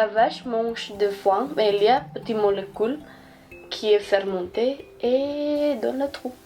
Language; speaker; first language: French; non-native, learner; Indonesian